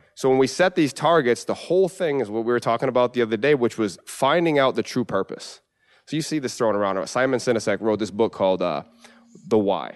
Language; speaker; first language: English; native; English